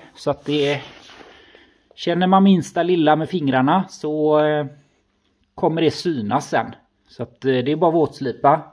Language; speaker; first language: Swedish; native; Swedish